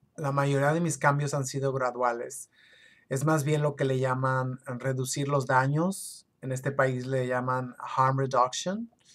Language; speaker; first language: Spanish; early bilingual, other home language; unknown